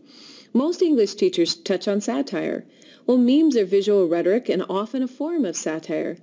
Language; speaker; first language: English; native; English